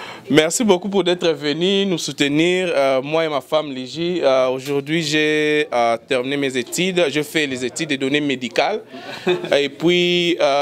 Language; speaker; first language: French; non-native, local second language; Lingala